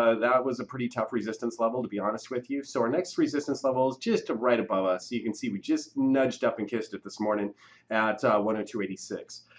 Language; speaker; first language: English; native; English